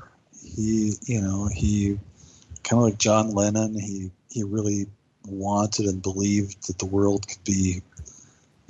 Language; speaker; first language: English; native; English